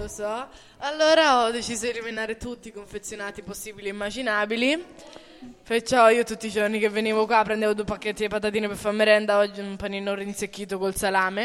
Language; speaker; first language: Italian; native; Italian